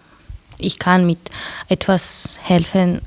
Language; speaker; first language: German; non-native, learner; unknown